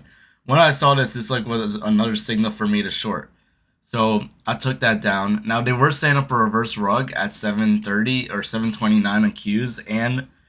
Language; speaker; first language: English; native; English